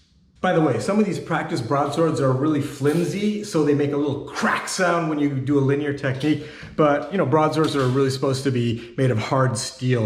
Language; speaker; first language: English; native; English